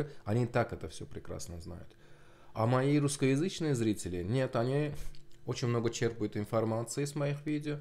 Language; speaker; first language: Russian; non-native, local second language; Azerbaijani